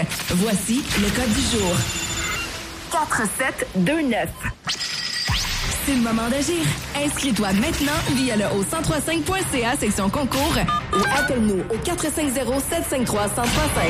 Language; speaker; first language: French; native; French